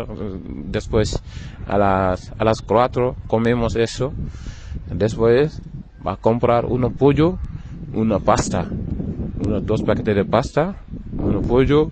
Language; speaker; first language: Spanish; non-native, learner; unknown